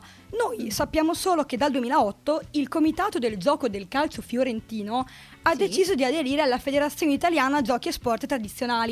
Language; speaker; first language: Italian; native; Italian